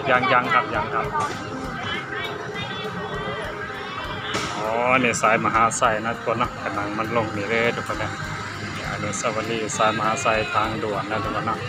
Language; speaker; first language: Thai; non-native, local second language; Lao